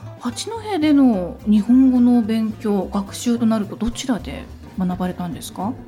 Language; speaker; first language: Japanese; native; Japanese